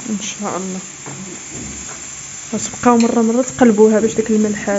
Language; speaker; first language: Arabic; native; Arabic